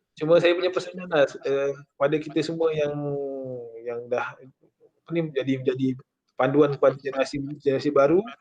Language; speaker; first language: Malay; native; Malay